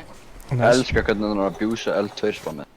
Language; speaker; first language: Icelandic; native; Icelandic